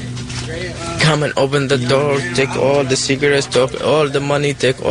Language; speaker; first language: English; non-native, learner; Arabic